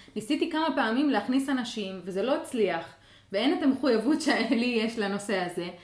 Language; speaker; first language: Hebrew; non-native, local second language; Arabic